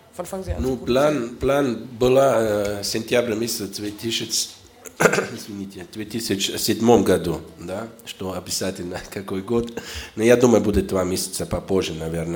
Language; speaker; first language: Russian; non-native, fluent; German